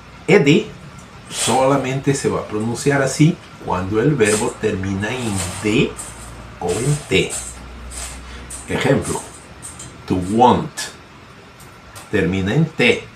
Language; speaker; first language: Spanish; non-native, fluent; Portuguese